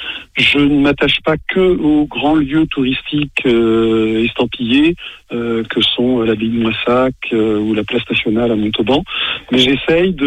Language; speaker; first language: French; native; French